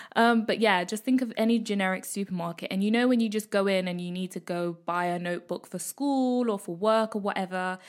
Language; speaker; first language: English; native; English